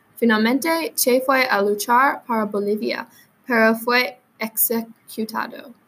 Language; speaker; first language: Spanish; non-native, learner; English